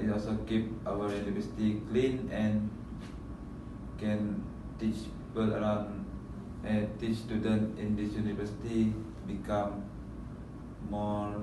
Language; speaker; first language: English; non-native, learner; Malay